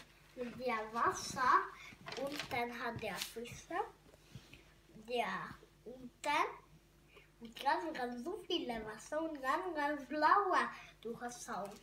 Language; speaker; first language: German; non-native, learner; Hungarian